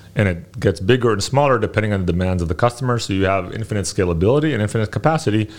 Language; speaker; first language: English; early bilingual, other home language; Hebrew